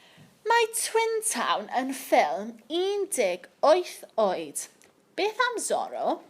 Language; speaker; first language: Welsh; non-native, local second language; English